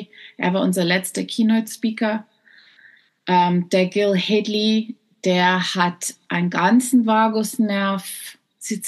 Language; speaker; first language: German; non-native, fluent; English